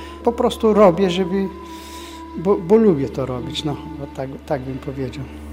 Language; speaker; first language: Polish; non-native, fluent; Bulgarian